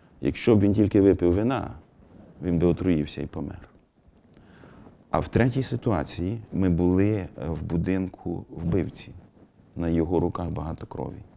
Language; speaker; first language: Ukrainian; native; Ukrainian